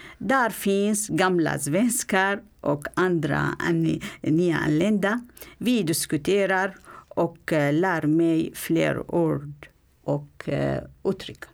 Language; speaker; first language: Swedish; non-native, learner; Arabic